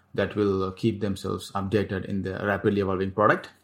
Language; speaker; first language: English; non-native, local second language; Tamil